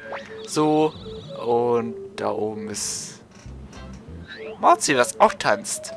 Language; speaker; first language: German; native; German